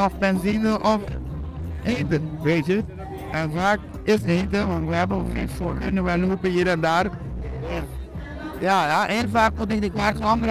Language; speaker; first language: Dutch; non-native, local second language; Papiamento